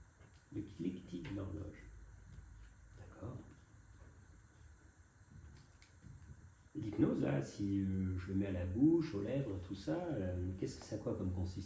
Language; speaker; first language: French; native; French